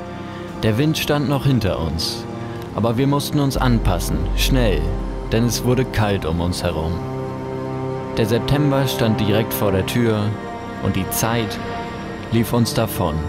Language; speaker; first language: German; native; German